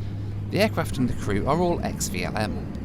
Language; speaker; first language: English; native; English